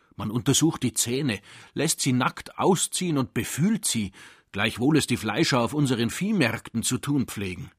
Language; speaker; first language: German; native; German